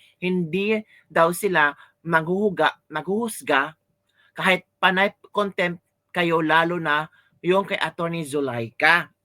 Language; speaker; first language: Filipino; non-native, local second language; Cebuano